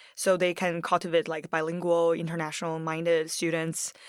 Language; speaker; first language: English; early bilingual, other home language; Chinese